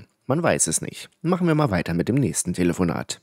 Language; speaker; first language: German; native; German